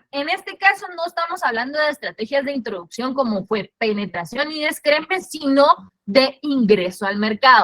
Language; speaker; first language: Spanish; native; Spanish